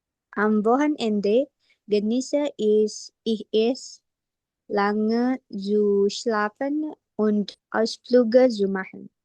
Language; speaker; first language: German; non-native, learner; Indonesian